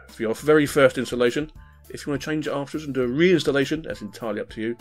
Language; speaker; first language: English; native; English